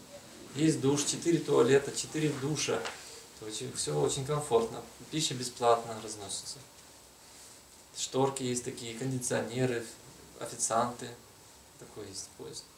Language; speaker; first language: Russian; native; Russian